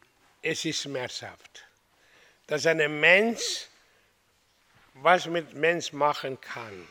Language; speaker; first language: German; non-native, fluent; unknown